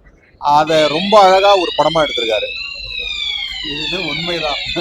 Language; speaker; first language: Tamil; native; Tamil